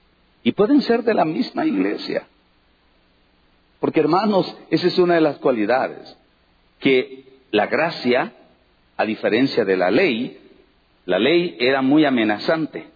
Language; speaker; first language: Spanish; native; Spanish